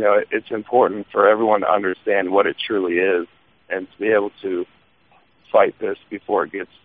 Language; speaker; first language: English; native; English